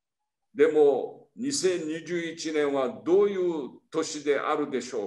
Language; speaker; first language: Japanese; early bilingual, heritage; Portuguese